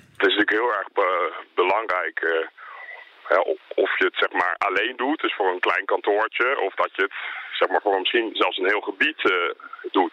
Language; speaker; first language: Dutch; native; Dutch